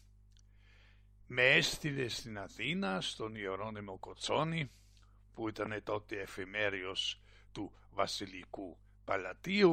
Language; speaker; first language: Greek; non-native, fluent; German